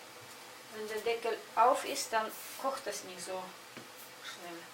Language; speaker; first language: German; non-native, fluent; Russian